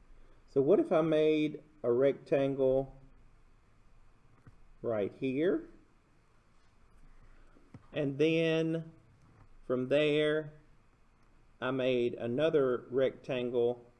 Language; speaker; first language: English; native; English